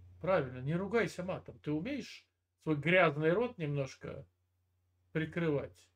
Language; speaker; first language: Russian; native; Russian